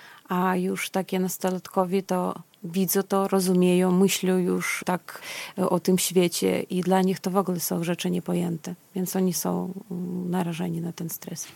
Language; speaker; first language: Polish; non-native, fluent; Russian